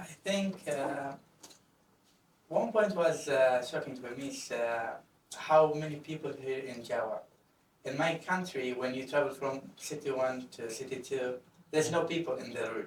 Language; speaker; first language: English; non-native, fluent; Arabic